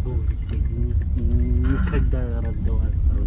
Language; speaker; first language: Russian; non-native, learner; Turkmen